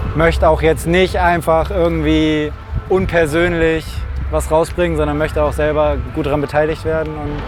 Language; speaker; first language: German; native; German